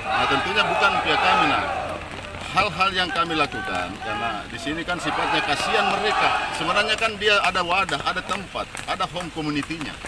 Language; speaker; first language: Malay; native; Malay